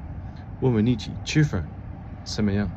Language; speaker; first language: Chinese; non-native, learner; English